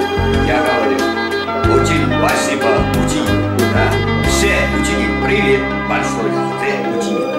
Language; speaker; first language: Russian; non-native, learner; Vietnamese